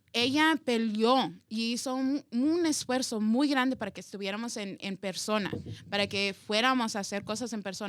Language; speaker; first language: Spanish; early bilingual, heritage; Spanish